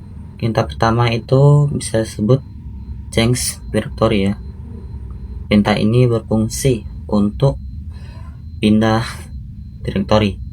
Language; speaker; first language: Indonesian; native; Indonesian